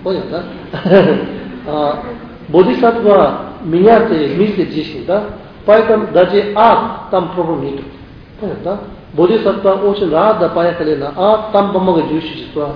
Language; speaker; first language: Russian; non-native, learner; Tibetan